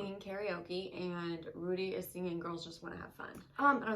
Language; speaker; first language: English; native; English